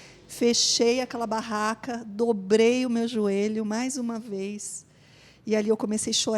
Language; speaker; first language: Portuguese; native; Portuguese